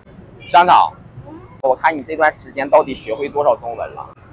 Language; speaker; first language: Chinese; native; Chinese